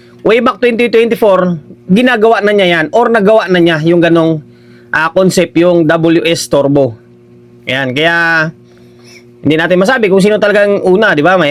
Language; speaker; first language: Filipino; non-native, local second language; Hiligaynon